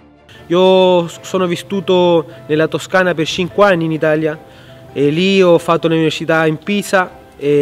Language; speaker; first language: Italian; non-native, fluent; Spanish